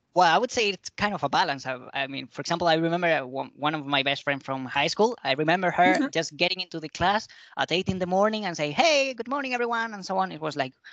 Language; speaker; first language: English; non-native, fluent; Spanish